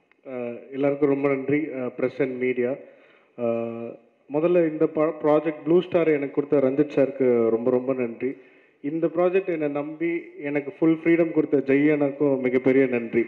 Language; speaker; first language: Tamil; native; Tamil